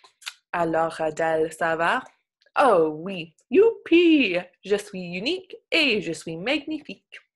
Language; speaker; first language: French; non-native, local second language; English